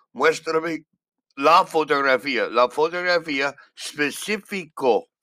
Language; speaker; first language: Spanish; non-native, learner; English